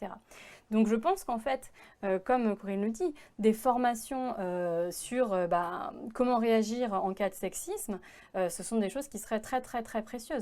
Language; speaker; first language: French; native; French